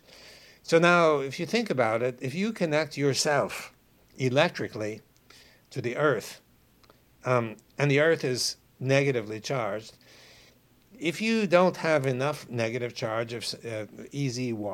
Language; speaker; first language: English; native; English